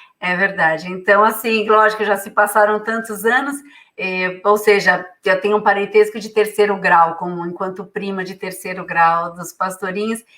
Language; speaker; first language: Portuguese; native; Portuguese